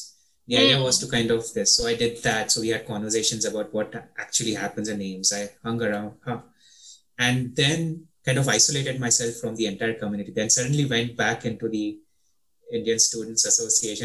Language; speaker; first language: English; native; English